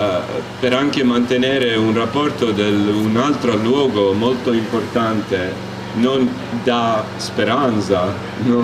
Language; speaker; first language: Italian; non-native, learner; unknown